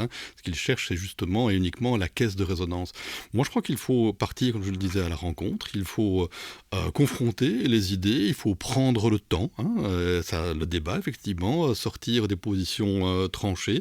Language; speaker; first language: French; native; French